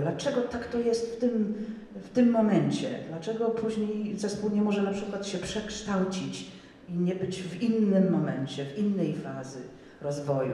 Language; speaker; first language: Polish; non-native, fluent; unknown